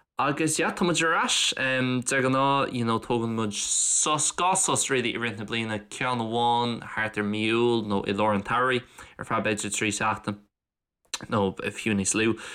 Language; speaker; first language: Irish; non-native, local second language; English